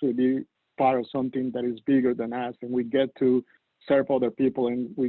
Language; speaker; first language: English; non-native, fluent; Spanish